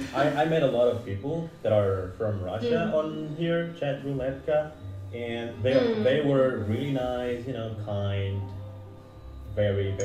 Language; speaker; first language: English; non-native, fluent; Indonesian